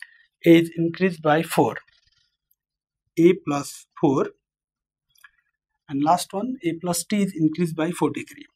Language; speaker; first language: English; non-native, local second language; Nepali